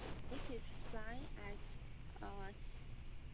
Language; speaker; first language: English; non-native, learner; Chinese